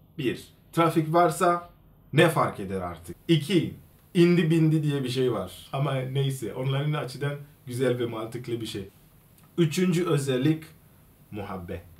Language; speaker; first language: Turkish; non-native, fluent; Swahili